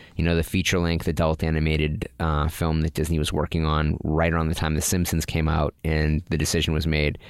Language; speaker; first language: English; native; English